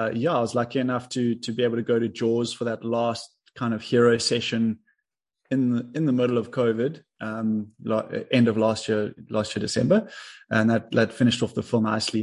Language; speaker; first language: English; native; English